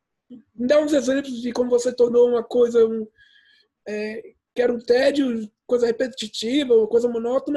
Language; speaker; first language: Portuguese; early bilingual, heritage; Portuguese